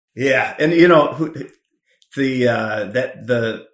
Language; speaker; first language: English; native; English